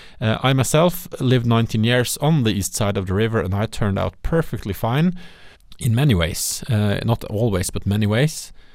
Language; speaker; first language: English; non-native, fluent; Norwegian